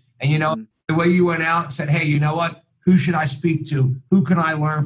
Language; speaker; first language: English; native; English